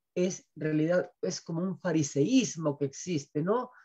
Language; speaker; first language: Spanish; native; Spanish